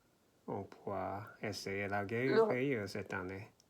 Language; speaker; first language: French; non-native, learner; Korean